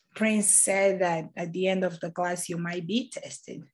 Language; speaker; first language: English; non-native, fluent; Portuguese